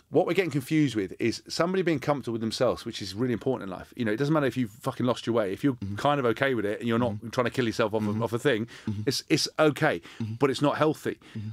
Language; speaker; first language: English; native; English